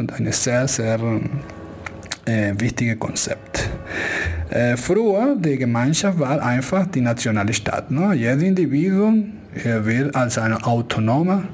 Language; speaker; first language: German; non-native, fluent; Spanish